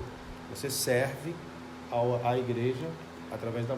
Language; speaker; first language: Portuguese; native; Portuguese